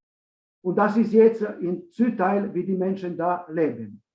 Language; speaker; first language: German; non-native, learner; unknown